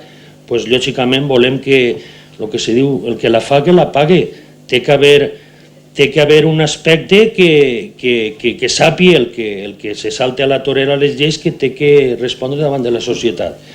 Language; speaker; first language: Catalan; native; Catalan